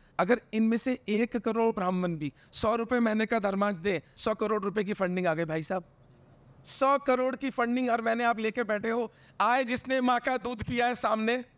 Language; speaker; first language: Hindi; native; Hindi